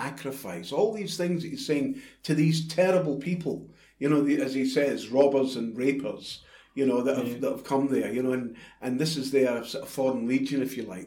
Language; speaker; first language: English; native; English